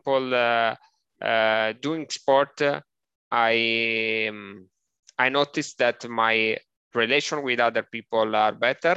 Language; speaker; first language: English; non-native, learner; Italian